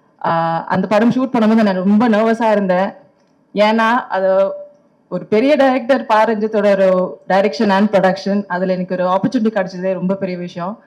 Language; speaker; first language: Tamil; non-native, local second language; Malayalam